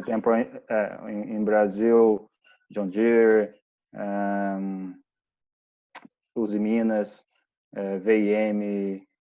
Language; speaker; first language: English; non-native, learner; Portuguese